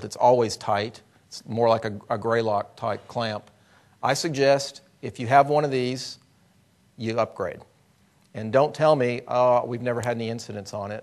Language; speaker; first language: English; native; English